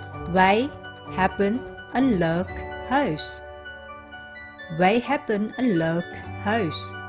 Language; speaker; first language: Dutch; non-native, fluent; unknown